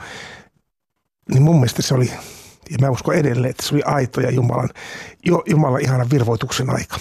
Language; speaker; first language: Finnish; native; Finnish